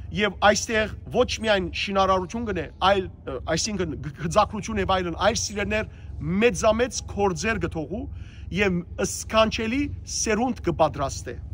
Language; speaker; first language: Armenian; native; Armenian